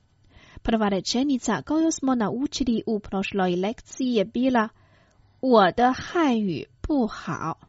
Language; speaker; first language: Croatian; non-native, fluent; Chinese